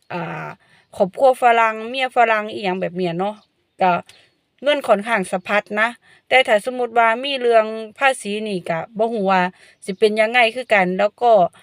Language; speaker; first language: Thai; non-native, local second language; Northeastern Thai